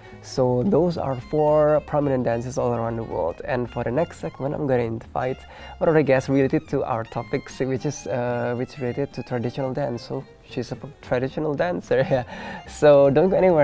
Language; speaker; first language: English; non-native, fluent; Indonesian